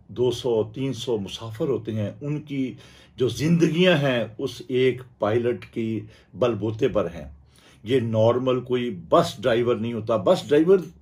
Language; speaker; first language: Urdu; non-native, local second language; Punjabi